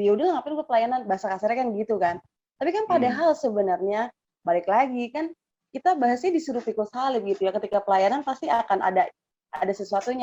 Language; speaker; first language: Indonesian; native; Indonesian